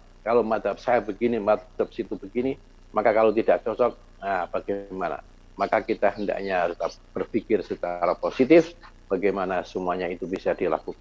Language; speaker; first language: Indonesian; native; Indonesian